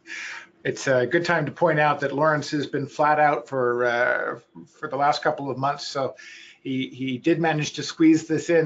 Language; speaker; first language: English; native; English